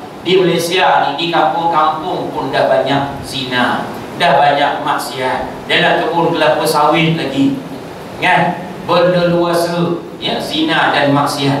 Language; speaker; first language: Malay; native; Malay